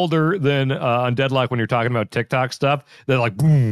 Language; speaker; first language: English; native; English